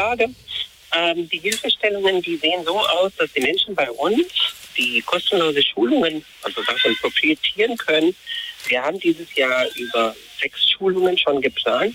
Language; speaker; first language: German; non-native, fluent; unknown